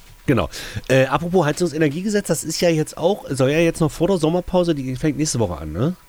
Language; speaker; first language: German; native; German